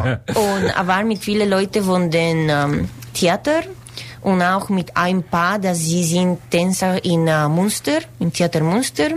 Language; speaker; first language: German; non-native, learner; Spanish